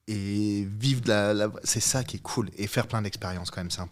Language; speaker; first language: French; native; French